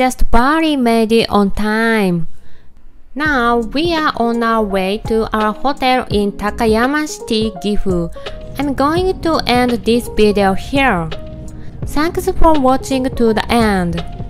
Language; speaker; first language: English; non-native, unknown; Japanese